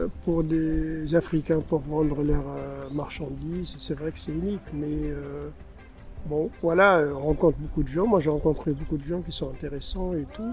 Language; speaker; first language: French; non-native, local second language; Tamasheq